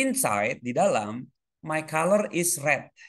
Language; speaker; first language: English; non-native, fluent; Indonesian